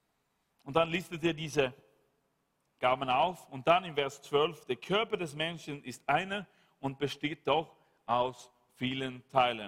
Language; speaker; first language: German; non-native, fluent; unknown